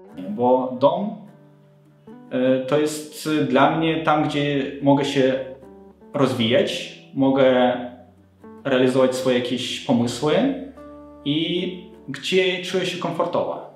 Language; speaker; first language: Polish; non-native, fluent; Ukrainian